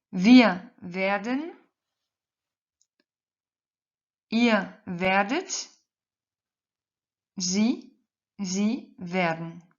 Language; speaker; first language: German; non-native, fluent; French